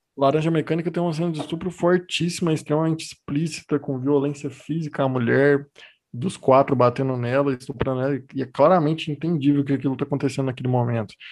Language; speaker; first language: Portuguese; native; Portuguese